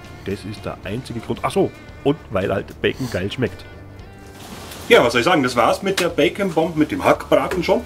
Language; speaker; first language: German; native; German